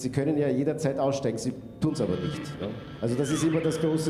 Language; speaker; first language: German; native; German